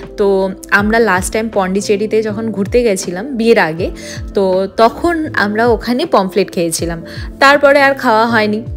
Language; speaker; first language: Bangla; non-native, local second language; Hindi